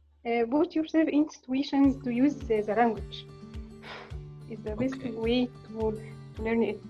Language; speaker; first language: English; non-native, learner; Arabic